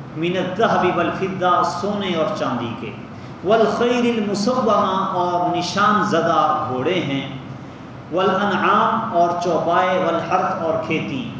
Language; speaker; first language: Urdu; non-native, local second language; Punjabi